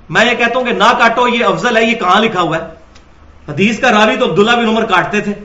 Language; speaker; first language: Urdu; non-native, local second language; Punjabi